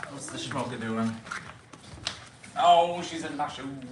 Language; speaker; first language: English; native; English